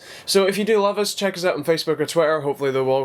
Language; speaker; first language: English; native; English